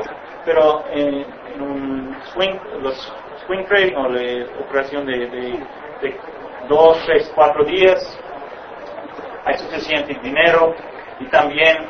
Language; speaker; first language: Spanish; non-native, fluent; English